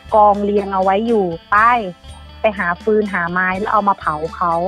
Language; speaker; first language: Thai; native; Thai